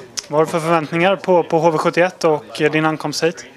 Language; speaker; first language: Swedish; native; Swedish